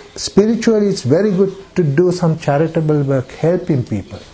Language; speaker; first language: English; non-native, local second language; Sinhala